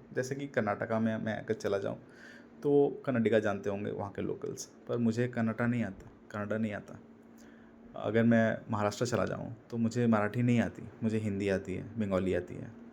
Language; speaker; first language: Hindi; non-native, local second language; Bangla